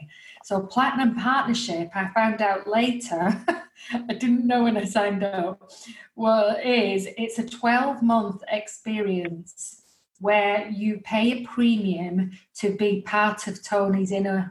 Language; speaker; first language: English; native; English